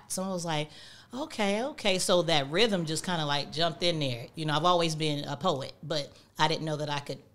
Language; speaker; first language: English; native; English